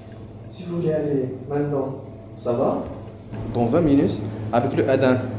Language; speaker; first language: French; non-native, learner; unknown